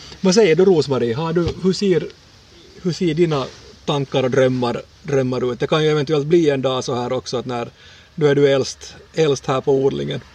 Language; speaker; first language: Swedish; native; Swedish